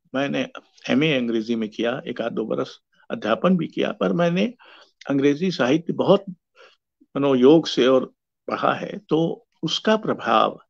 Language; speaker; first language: Hindi; native; Hindi